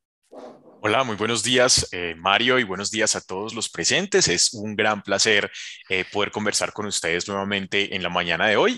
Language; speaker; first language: Spanish; native; Spanish